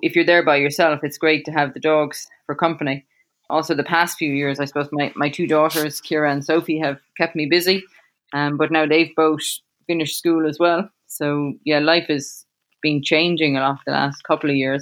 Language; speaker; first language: English; native; English